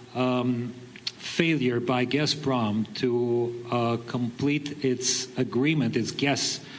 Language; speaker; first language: English; non-native, fluent; Ukrainian